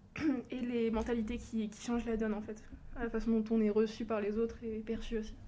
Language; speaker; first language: French; early bilingual, other home language; Portuguese